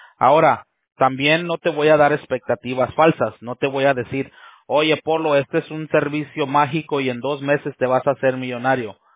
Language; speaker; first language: Spanish; early bilingual, heritage; Spanish